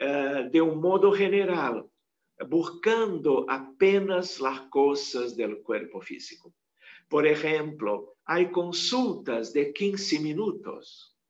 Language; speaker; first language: Spanish; non-native, fluent; Portuguese